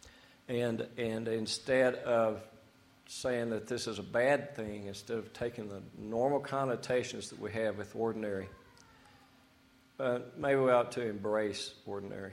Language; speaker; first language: English; native; English